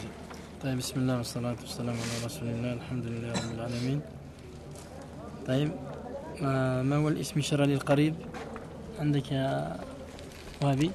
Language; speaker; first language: Arabic; non-native, fluent; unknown